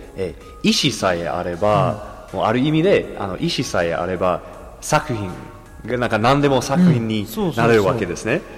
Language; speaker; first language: Japanese; non-native, fluent; English